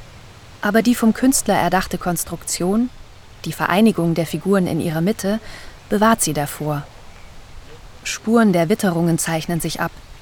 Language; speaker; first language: German; native; German